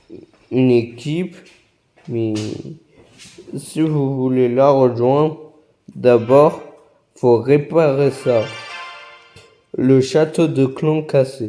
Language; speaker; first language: French; native; French